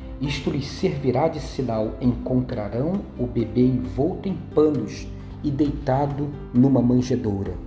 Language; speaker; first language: Portuguese; native; Portuguese